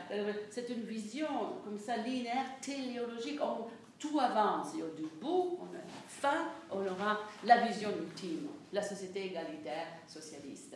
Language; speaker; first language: French; non-native, fluent; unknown